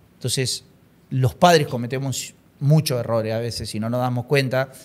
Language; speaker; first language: Spanish; native; Spanish